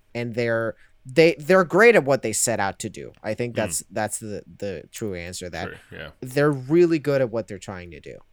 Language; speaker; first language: English; non-native, fluent; Spanish